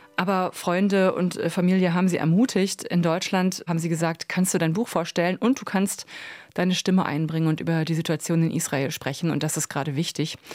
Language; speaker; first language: German; native; German